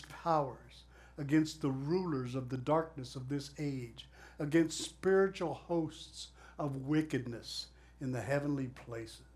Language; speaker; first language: English; native; English